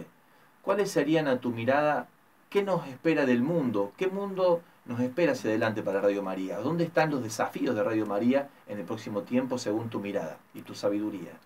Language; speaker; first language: Spanish; native; Spanish